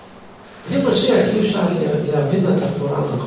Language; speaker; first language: Hebrew; non-native, fluent; Russian